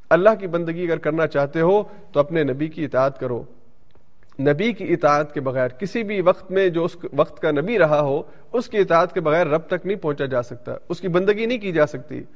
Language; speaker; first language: Urdu; early bilingual, heritage; Urdu